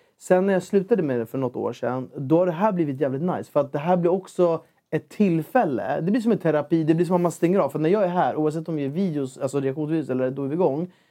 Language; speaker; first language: Swedish; native; Swedish